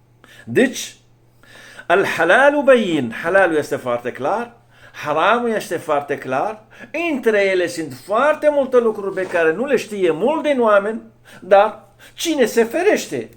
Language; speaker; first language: Romanian; non-native, fluent; Arabic